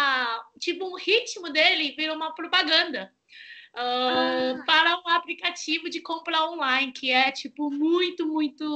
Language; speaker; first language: Portuguese; non-native, fluent; Chinese